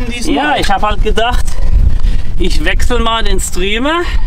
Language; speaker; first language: German; native; German